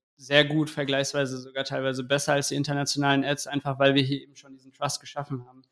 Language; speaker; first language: German; native; German